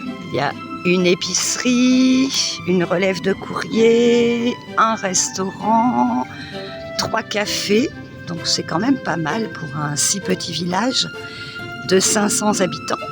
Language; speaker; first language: French; native; French